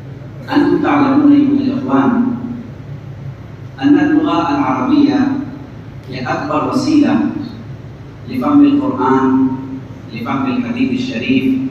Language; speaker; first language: Arabic; non-native, fluent; Urdu